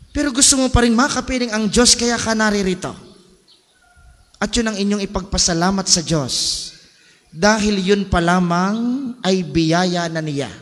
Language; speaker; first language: Filipino; native; Filipino